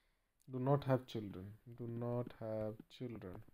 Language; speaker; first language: English; non-native, learner; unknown